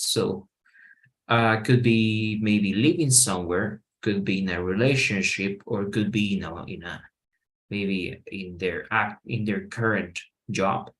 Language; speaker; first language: English; non-native, fluent; Spanish